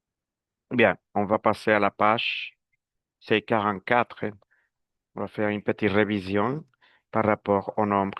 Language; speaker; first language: French; non-native, fluent; Spanish